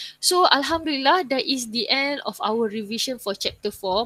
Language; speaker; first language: English; non-native, local second language; Malay